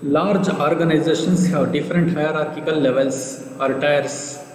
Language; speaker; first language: English; non-native, local second language; Kannada